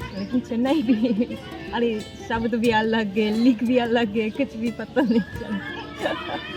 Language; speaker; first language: Hindi; non-native, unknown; Japanese